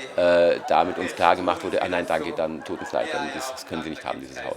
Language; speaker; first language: German; native; German